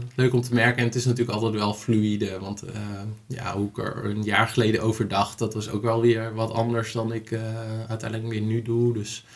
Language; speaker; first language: Dutch; native; Dutch